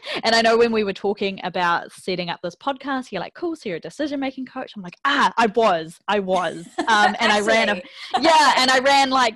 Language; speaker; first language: English; native; English